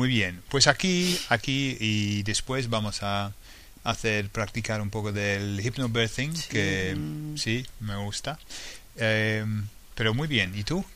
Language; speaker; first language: Spanish; non-native, fluent; English